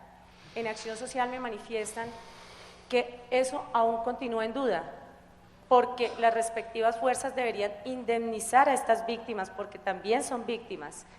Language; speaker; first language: Spanish; native; Spanish